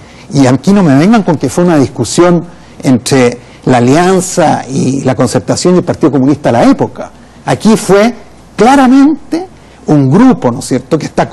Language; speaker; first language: Spanish; native; Spanish